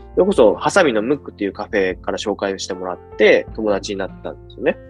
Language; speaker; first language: Japanese; native; Japanese